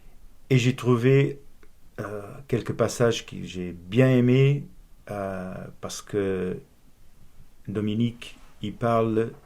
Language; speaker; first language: French; non-native, fluent; Portuguese